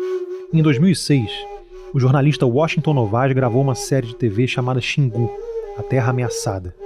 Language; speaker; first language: Portuguese; native; Portuguese